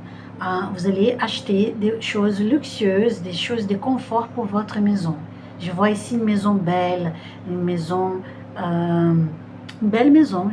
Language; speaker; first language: French; non-native, fluent; Portuguese